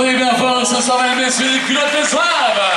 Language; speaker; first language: French; native; French